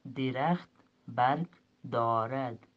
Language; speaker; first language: Persian; non-native, fluent; Urdu